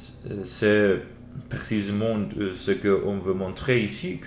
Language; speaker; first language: French; non-native, learner; Spanish